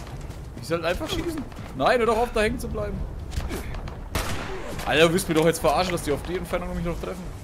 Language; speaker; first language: German; native; German